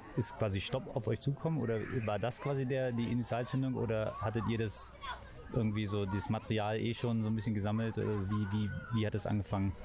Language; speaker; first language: German; native; German